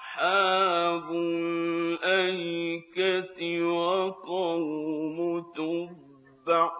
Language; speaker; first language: Arabic; native; Arabic